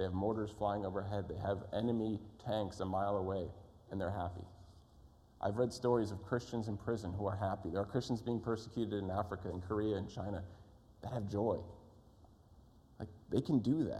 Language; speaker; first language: English; native; English